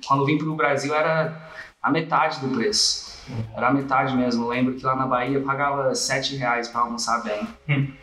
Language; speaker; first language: Portuguese; non-native, fluent; English